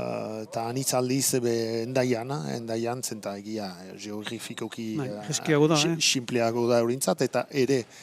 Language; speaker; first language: Basque; native; Basque